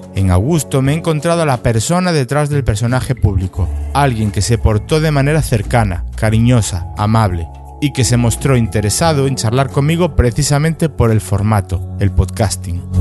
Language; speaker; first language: Spanish; native; Spanish